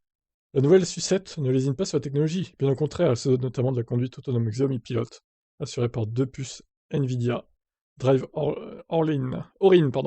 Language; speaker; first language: French; native; French